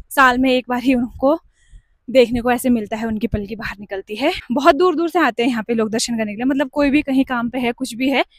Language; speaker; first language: Hindi; native; Hindi